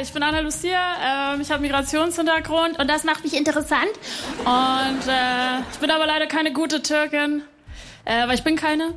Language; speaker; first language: German; early bilingual, other home language; Spanish